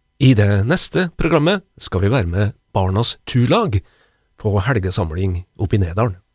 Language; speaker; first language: Norwegian; native; Norwegian